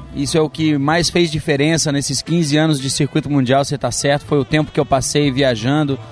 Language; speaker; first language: Portuguese; native; Portuguese